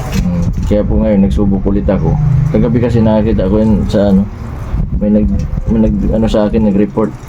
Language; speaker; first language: Filipino; native; Filipino